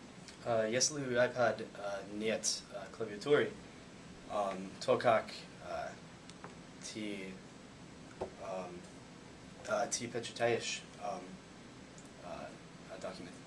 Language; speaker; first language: Russian; non-native, learner; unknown